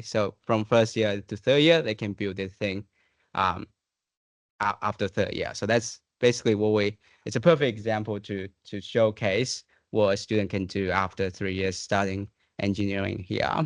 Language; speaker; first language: English; non-native, fluent; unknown